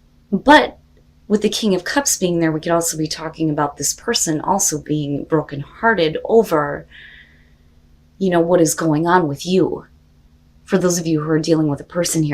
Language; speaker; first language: English; native; English